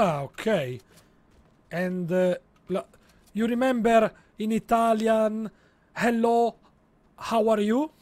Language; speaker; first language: English; non-native, learner; Italian